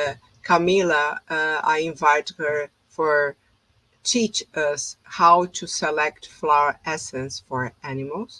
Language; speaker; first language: English; non-native, fluent; Portuguese